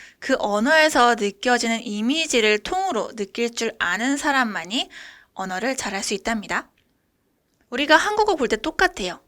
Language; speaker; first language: Korean; native; Korean